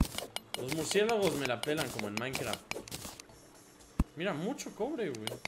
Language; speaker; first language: Spanish; native; Spanish